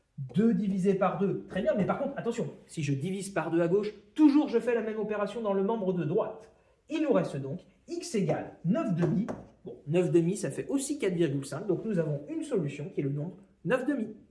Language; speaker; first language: French; native; French